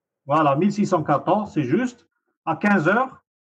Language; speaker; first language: French; non-native, local second language; Arabic